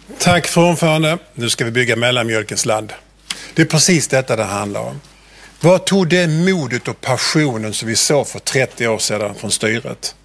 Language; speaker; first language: Swedish; native; Swedish